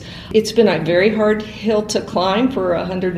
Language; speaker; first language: English; native; English